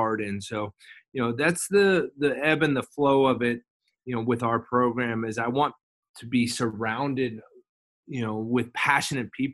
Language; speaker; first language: English; native; English